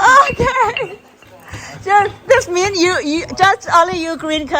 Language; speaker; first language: English; non-native, learner; Thai